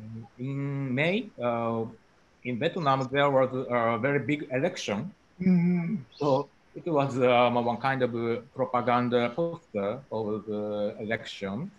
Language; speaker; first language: English; non-native, learner; Japanese